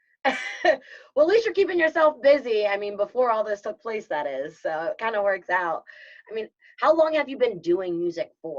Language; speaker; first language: English; native; English